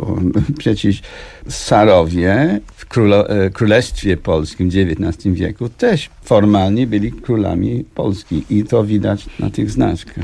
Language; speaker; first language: Polish; non-native, fluent; English